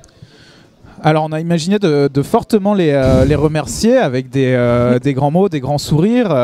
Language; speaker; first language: French; native; French